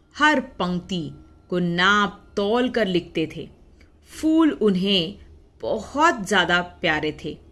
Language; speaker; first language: Hindi; non-native, local second language; Marathi